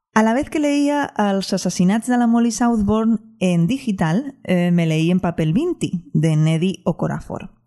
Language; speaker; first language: Spanish; non-native, local second language; Catalan